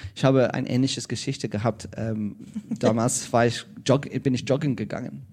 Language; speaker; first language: German; non-native, fluent; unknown